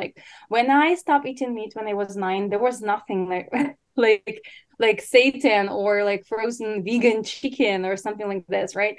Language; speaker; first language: English; non-native, fluent; Ukrainian